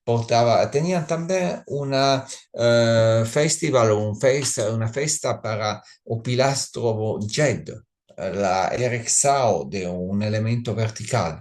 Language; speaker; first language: Spanish; non-native, learner; Italian